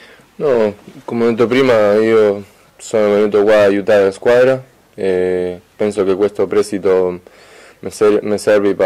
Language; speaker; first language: Italian; non-native, fluent; Spanish